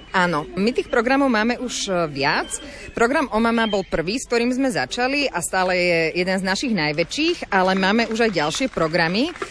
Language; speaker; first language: Slovak; native; Slovak